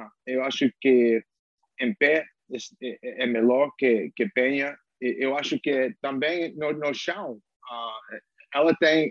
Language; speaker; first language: Portuguese; non-native, learner; English